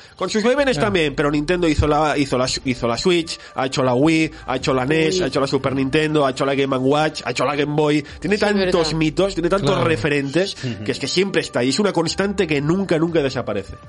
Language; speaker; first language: Spanish; native; Spanish